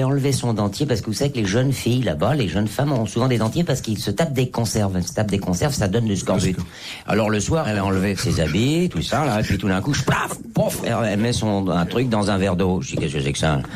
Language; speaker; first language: French; native; French